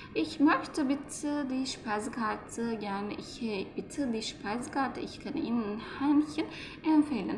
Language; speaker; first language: German; non-native, learner; Turkish